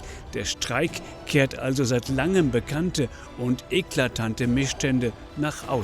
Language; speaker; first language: German; native; German